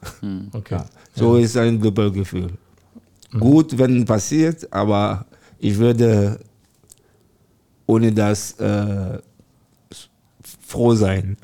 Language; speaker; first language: German; non-native, learner; French